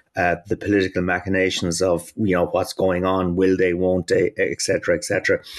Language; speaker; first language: English; native; English